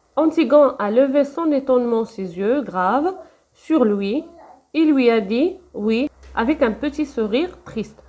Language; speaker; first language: French; non-native, local second language; Arabic